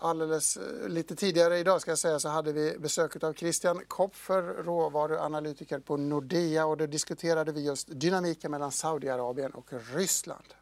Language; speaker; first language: Swedish; native; Swedish